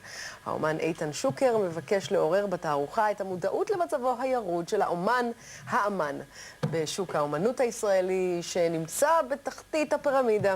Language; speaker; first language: Hebrew; native; Hebrew